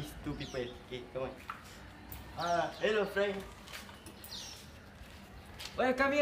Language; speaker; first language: English; non-native, learner; Malay